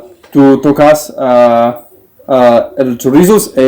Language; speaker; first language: Spanish; non-native, learner; English